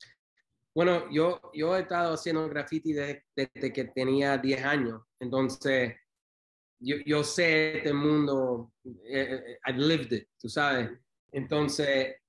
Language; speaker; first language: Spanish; early bilingual, heritage; Spanish